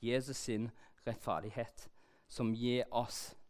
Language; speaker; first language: Norwegian; non-native, learner; English